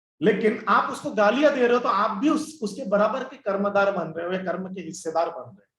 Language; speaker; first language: Hindi; non-native, local second language; Bangla